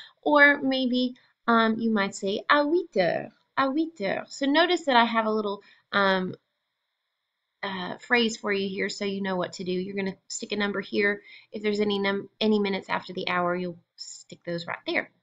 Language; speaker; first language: English; native; English